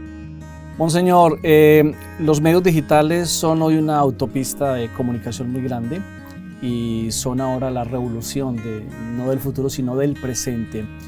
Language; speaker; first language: Spanish; native; Spanish